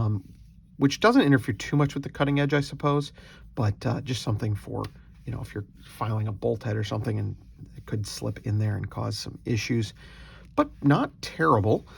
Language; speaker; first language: English; native; English